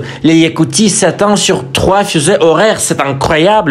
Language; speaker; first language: French; non-native, fluent; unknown